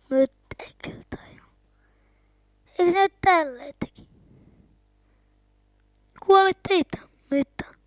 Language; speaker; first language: Finnish; native; Finnish